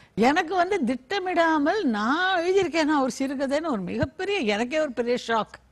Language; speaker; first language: Tamil; native; Tamil